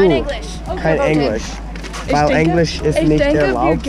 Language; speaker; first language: German; non-native, learner; English